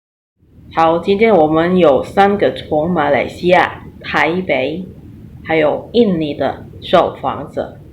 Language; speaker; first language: Chinese; non-native, learner; Indonesian